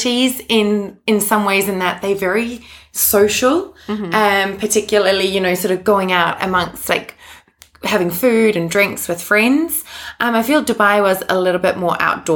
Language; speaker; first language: English; native; English